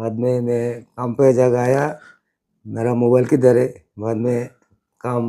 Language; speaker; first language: Hindi; non-native, learner; Bangla